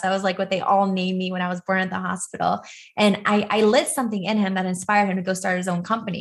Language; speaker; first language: English; native; English